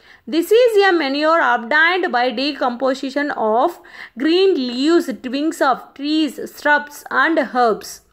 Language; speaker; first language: English; non-native, local second language; Tamil